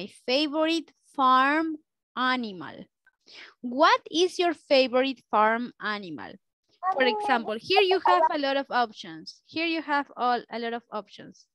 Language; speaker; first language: English; non-native, fluent; Spanish